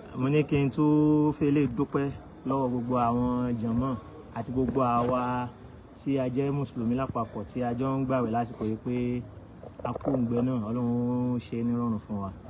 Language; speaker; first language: Yoruba; non-native, local second language; Igbo